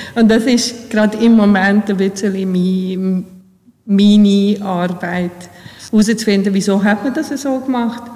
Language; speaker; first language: German; early bilingual, other home language; Bosnian